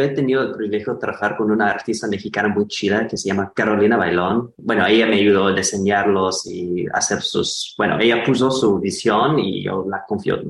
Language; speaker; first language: Spanish; non-native, fluent; English